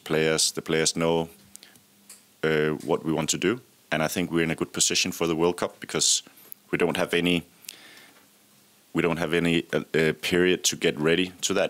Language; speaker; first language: English; non-native, fluent; Danish